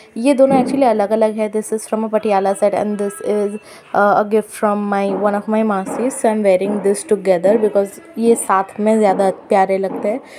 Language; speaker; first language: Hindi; non-native, local second language; Bangla